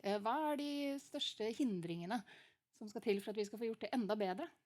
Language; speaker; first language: Norwegian; native; Norwegian